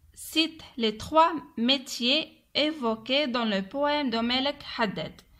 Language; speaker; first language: French; non-native, local second language; Arabic